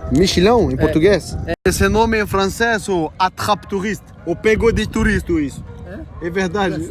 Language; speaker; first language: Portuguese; non-native, learner; French